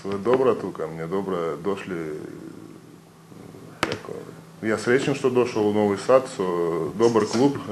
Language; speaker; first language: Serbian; non-native, learner; Russian